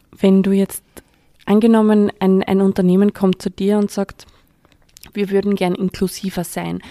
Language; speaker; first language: German; native; German